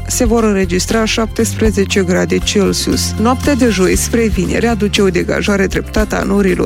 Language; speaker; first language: Romanian; native; Romanian